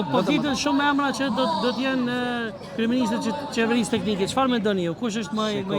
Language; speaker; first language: Albanian; native; Albanian